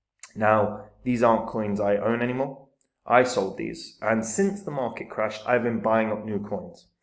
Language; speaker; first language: English; native; English